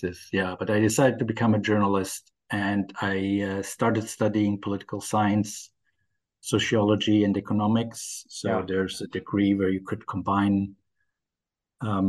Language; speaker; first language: English; non-native, fluent; German